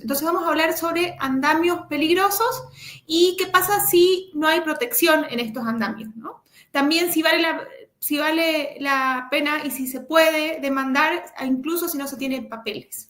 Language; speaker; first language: Spanish; native; Spanish